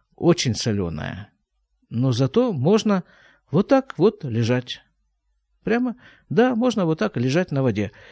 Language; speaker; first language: Russian; native; Russian